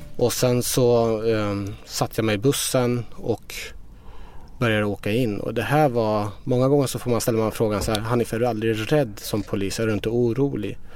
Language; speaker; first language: Swedish; early bilingual, other home language; Persian